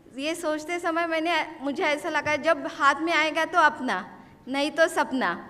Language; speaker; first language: Hindi; non-native, local second language; Marathi